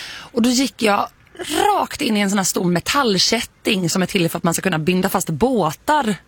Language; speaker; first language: Swedish; native; Swedish